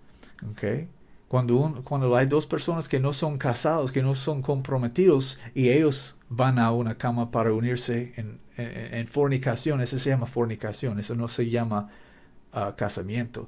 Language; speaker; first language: Spanish; non-native, learner; English